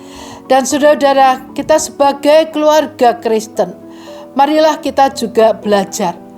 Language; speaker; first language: Indonesian; native; Indonesian